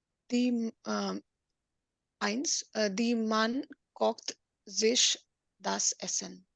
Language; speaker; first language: German; non-native, learner; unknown